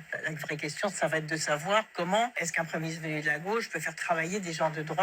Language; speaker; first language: French; native; French